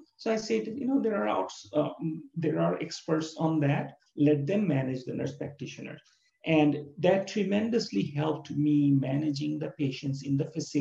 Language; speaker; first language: English; non-native, local second language; Bangla